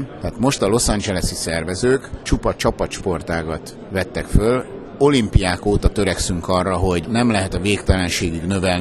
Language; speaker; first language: Hungarian; native; Hungarian